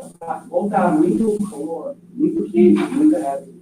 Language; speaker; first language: Portuguese; non-native, learner; English